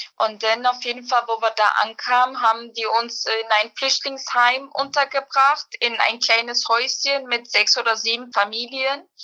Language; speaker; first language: German; early bilingual, other home language; Bosnian